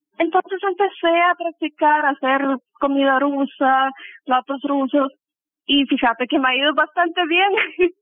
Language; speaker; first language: Spanish; early bilingual, heritage; Spanish